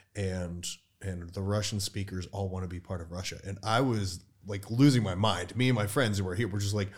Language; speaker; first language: English; native; English